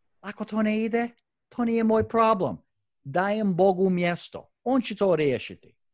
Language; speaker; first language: Croatian; early bilingual, heritage; Croatian